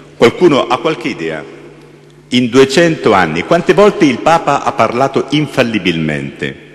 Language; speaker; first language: Italian; native; Italian